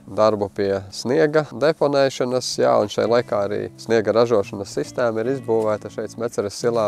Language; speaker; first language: Latvian; native; Latvian